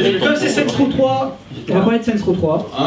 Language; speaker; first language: French; native; French